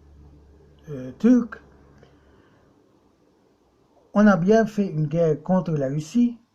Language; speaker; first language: French; non-native, local second language; Arabic